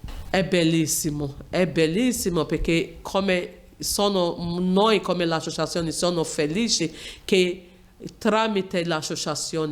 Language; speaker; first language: Italian; non-native, learner; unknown